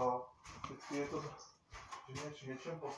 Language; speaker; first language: Czech; native; Czech